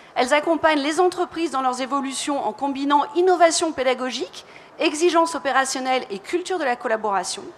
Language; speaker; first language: French; native; French